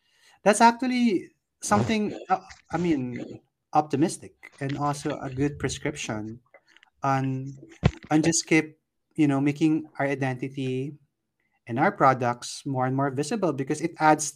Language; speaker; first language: English; non-native, local second language; Filipino